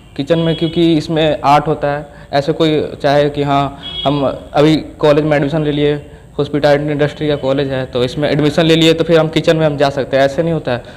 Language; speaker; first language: Hindi; native; Hindi